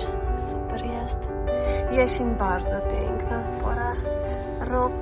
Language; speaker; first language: Polish; non-native, fluent; Russian